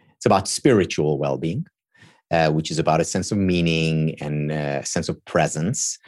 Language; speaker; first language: English; non-native, fluent; Hebrew